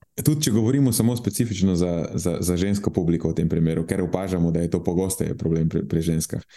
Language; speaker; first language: Slovenian; early bilingual, other home language; Bosnian